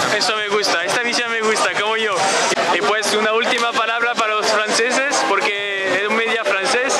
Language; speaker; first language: Spanish; non-native, learner; French